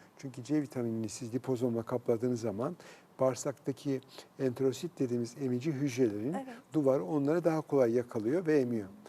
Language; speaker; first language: Turkish; native; Turkish